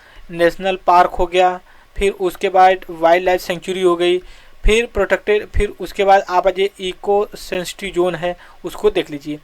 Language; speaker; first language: Hindi; native; Hindi